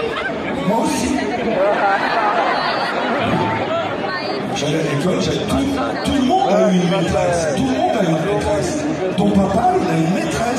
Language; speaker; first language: French; native; French